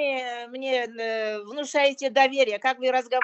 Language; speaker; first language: Russian; non-native, local second language; Kazakh